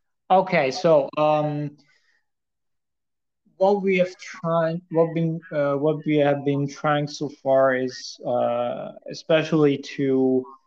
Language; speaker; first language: English; non-native, fluent; Italian